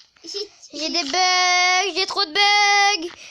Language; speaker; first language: French; native; French